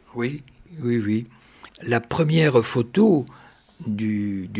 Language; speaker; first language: French; native; French